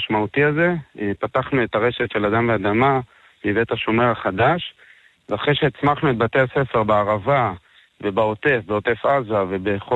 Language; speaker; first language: Hebrew; native; Hebrew